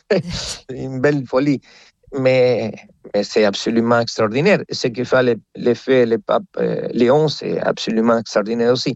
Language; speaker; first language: French; non-native, fluent; Spanish